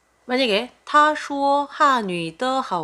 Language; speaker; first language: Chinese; non-native, fluent; Korean